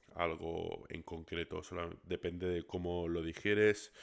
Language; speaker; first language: Spanish; early bilingual, other home language; English